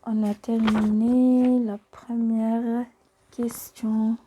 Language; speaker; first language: French; non-native, local second language; Arabic